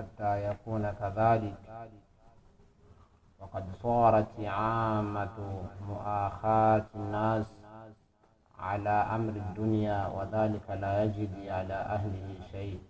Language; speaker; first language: Arabic; non-native, fluent; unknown